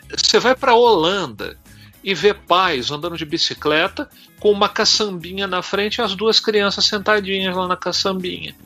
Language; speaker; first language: Portuguese; native; Portuguese